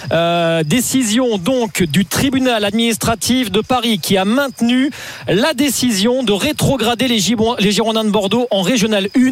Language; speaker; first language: French; native; French